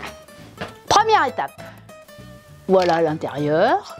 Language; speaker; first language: French; native; French